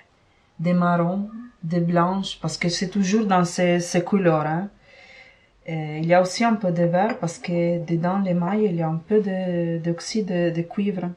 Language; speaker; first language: French; non-native, fluent; Italian